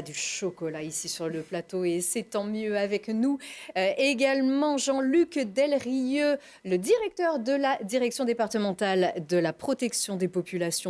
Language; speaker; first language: French; native; French